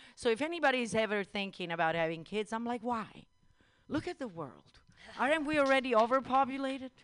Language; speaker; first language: English; non-native, fluent; Italian